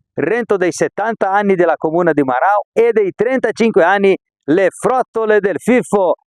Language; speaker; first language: Italian; early bilingual, heritage; Italian